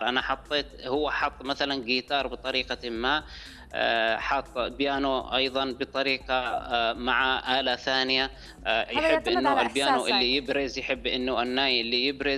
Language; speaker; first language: Arabic; native; Arabic